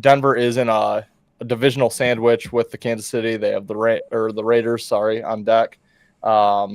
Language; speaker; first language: English; native; English